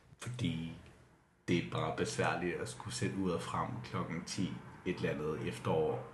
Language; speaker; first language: Danish; non-native, local second language; Kalaallisut